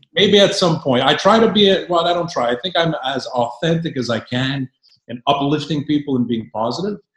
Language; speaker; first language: English; native; English